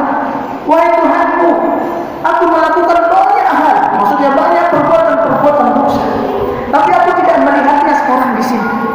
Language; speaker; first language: Indonesian; native; Indonesian